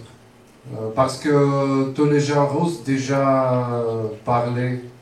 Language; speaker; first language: French; non-native, learner; Russian